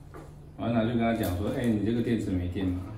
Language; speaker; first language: Chinese; native; Chinese